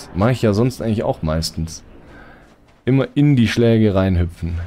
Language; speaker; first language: German; native; German